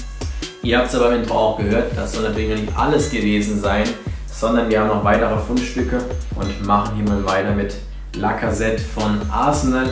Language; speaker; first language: German; native; German